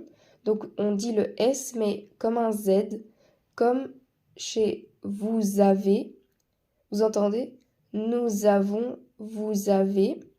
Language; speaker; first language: French; non-native, fluent; Spanish